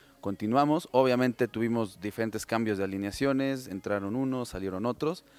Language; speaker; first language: Spanish; native; Spanish